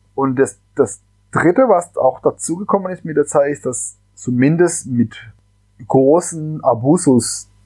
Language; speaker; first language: German; non-native, fluent; Spanish